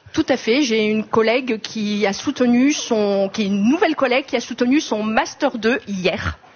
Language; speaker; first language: French; native; French